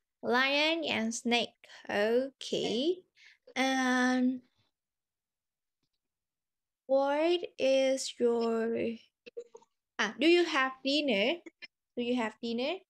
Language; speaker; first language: English; non-native, fluent; Vietnamese